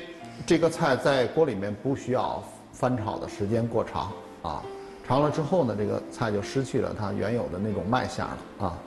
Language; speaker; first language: Chinese; native; Chinese